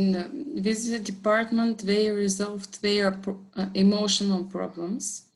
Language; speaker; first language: English; non-native, learner; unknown